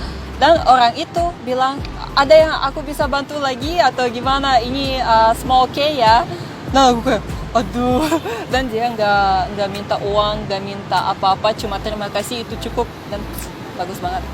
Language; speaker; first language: Indonesian; non-native, fluent; Russian